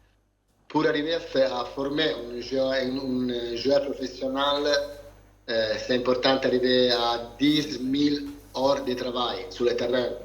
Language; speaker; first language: French; non-native, learner; Italian